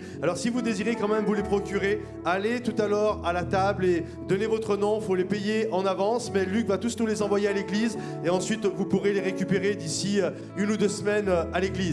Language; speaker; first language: French; native; French